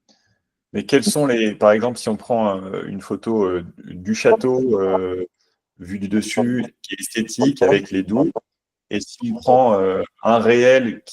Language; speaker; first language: French; native; French